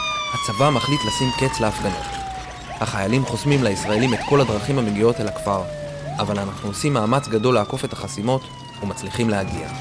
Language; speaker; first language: Hebrew; native; Hebrew